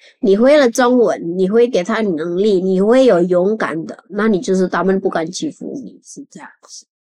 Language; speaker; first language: Chinese; non-native, fluent; Javanese